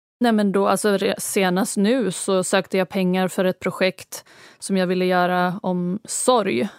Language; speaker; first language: Swedish; early bilingual, other home language; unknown